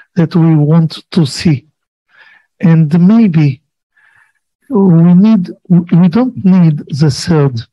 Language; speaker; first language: English; non-native, learner; Hebrew